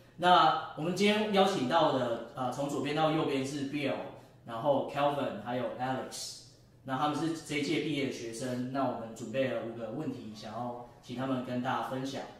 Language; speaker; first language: Chinese; native; Chinese